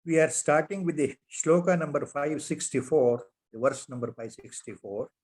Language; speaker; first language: English; non-native, local second language; Kannada